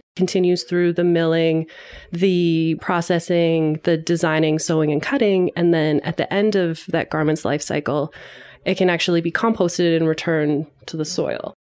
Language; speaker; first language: English; native; English